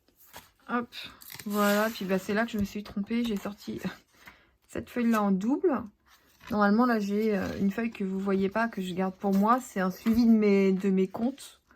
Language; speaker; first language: French; native; French